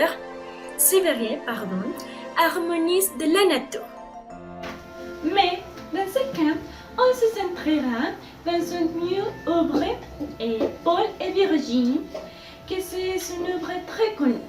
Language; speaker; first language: French; non-native, learner; Spanish